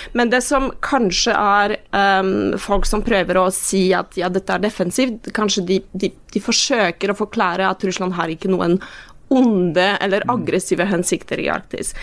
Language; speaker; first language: Norwegian; non-native, fluent; Polish